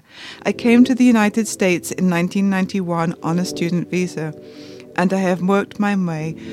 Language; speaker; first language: English; native; English